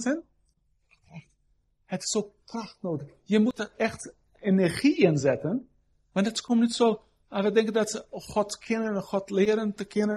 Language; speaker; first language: Dutch; non-native, fluent; Portuguese